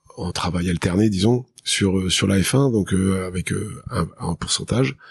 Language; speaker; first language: French; native; French